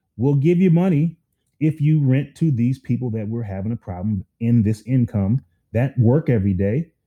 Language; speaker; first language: English; native; English